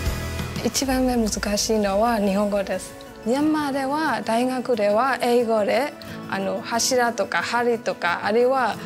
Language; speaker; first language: Japanese; non-native, fluent; Burmese